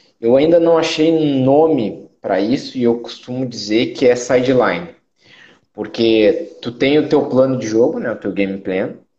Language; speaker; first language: Portuguese; native; Portuguese